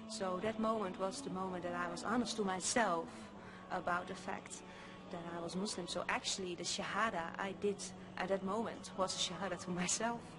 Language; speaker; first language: English; non-native, fluent; Dutch